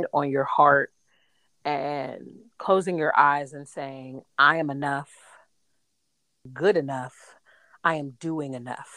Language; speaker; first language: English; native; English